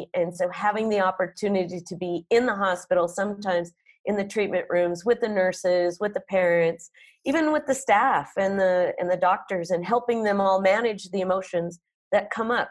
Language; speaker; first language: English; native; English